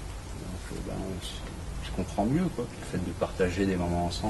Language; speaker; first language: French; native; French